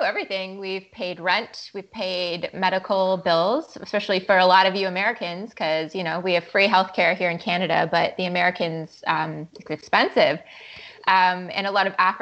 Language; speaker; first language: English; native; English